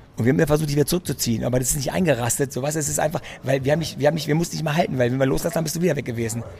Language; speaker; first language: German; early bilingual, other home language; Greek